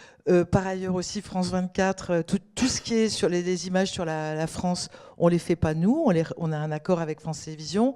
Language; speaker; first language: French; native; French